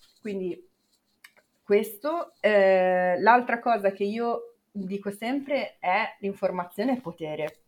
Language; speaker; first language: Italian; native; Italian